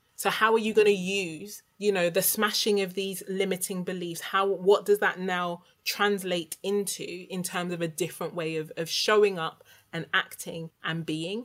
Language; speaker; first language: English; native; English